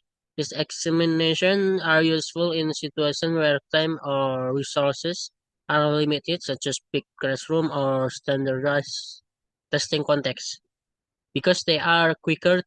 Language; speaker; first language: English; non-native, learner; Indonesian